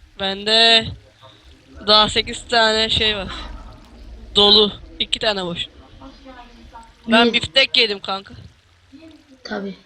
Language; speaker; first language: Turkish; native; Turkish